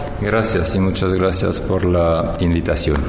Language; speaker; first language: Spanish; non-native, fluent; French